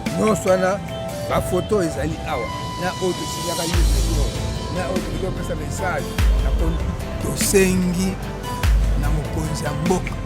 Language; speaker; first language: Lingala; non-native, local second language; Kituba (Democratic Republic of Congo)